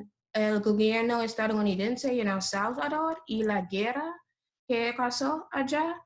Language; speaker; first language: Spanish; non-native, fluent; English